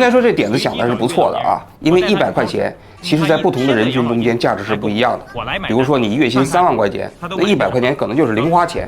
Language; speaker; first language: Chinese; native; Chinese